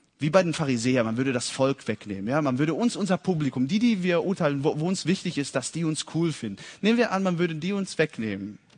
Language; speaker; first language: German; early bilingual, heritage; German